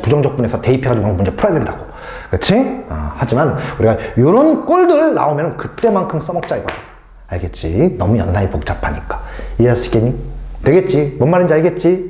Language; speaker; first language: Korean; native; Korean